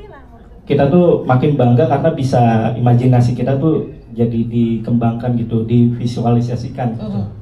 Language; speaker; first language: Indonesian; non-native, local second language; Sundanese